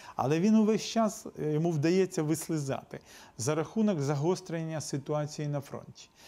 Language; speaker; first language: Ukrainian; non-native, local second language; Russian